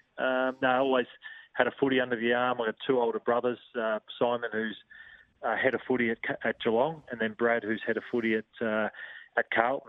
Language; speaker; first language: English; native; English